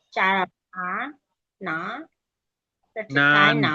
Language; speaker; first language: Thai; non-native, learner; Burmese